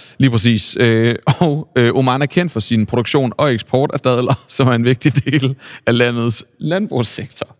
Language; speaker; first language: Danish; native; Danish